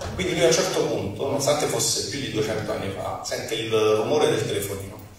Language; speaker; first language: Italian; native; Italian